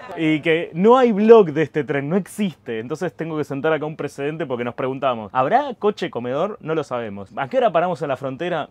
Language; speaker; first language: Spanish; native; Spanish